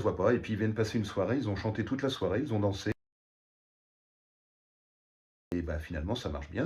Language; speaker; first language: French; native; French